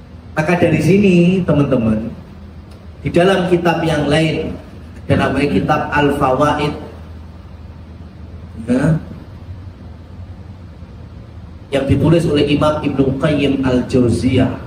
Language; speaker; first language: Indonesian; native; Indonesian